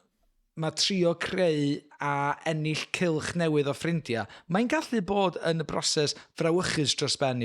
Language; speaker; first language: Welsh; native; Welsh